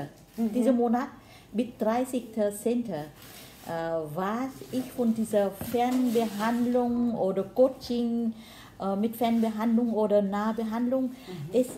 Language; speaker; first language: German; non-native, learner; Vietnamese